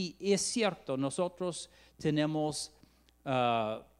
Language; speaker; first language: Spanish; non-native, fluent; English